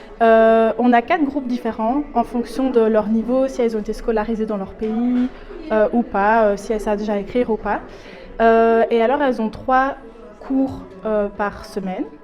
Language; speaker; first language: French; native; French